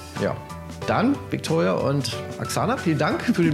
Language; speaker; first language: German; native; German